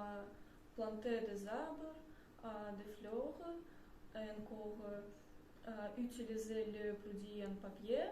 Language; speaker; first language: French; non-native, learner; Russian